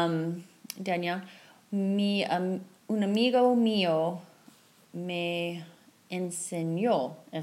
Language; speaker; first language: Spanish; non-native, fluent; English